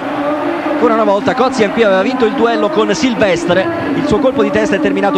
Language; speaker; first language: Italian; native; Italian